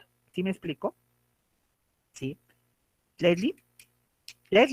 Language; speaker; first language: Spanish; native; Spanish